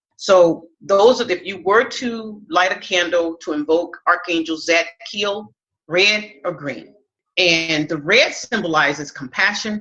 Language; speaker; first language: English; native; English